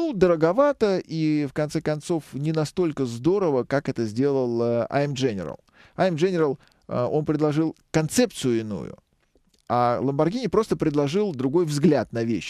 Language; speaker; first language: Russian; native; Russian